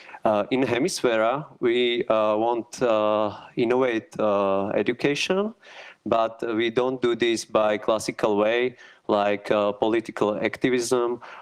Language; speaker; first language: English; non-native, learner; Slovak